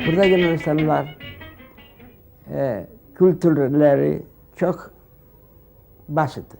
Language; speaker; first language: Turkish; early bilingual, heritage; Turkish